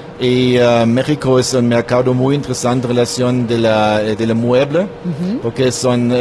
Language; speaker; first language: Spanish; non-native, learner; German